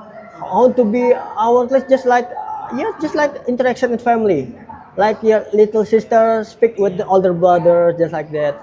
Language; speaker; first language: English; non-native, learner; Indonesian